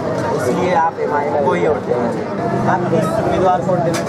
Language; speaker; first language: Hindi; native; Hindi